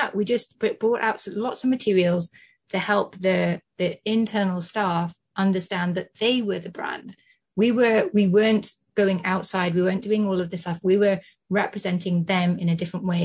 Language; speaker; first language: English; native; English